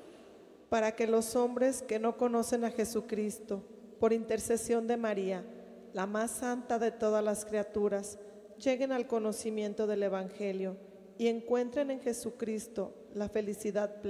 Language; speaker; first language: Spanish; native; Spanish